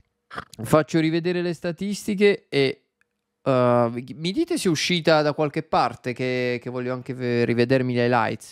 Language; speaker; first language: Italian; native; Italian